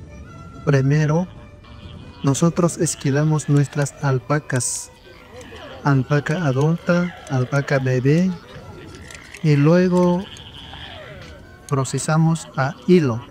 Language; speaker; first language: Spanish; non-native, local second language; Quechua